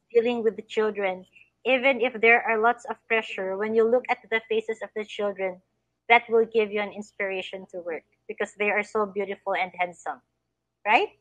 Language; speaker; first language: English; non-native, fluent; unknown